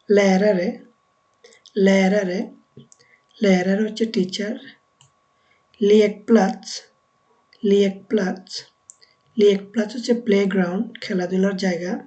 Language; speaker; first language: Bangla; native; Bangla